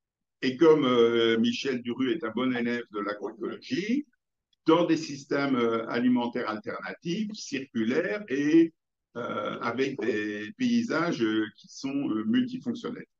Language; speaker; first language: French; native; French